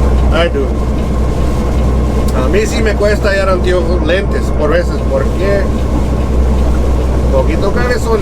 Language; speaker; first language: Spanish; early bilingual, heritage; Spanish